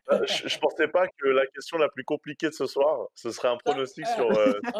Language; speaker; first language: French; native; French